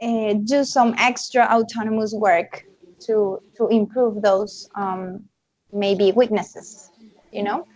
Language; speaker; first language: English; non-native, fluent; Spanish